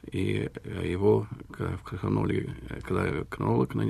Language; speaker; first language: Russian; early bilingual, heritage; Russian